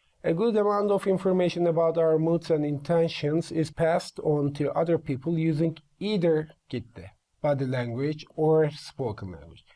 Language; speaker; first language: English; non-native, fluent; Turkish